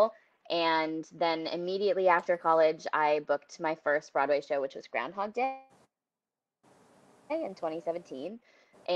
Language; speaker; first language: English; native; English